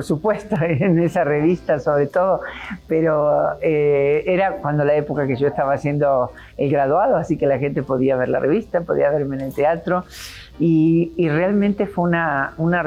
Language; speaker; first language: Spanish; native; Spanish